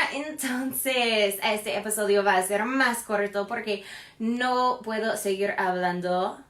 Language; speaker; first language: Spanish; non-native, fluent; English